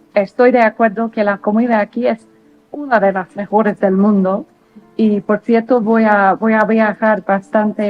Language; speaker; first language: Spanish; non-native, fluent; English